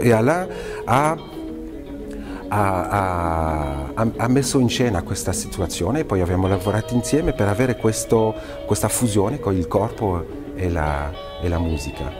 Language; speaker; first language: Italian; non-native, fluent; French